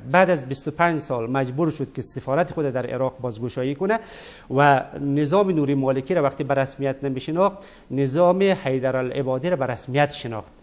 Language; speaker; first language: Persian; native; Persian